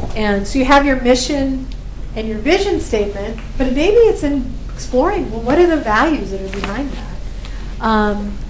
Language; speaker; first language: English; native; English